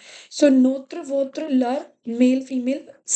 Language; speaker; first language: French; non-native, fluent; Hindi